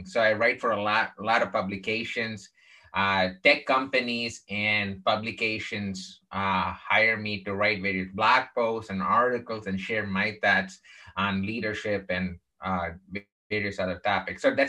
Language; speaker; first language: English; non-native, local second language; Tamil